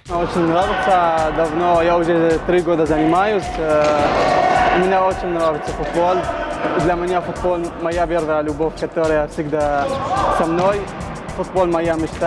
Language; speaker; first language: Russian; non-native, learner; Arabic